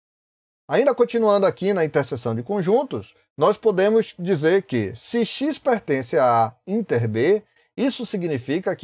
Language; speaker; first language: Portuguese; native; Portuguese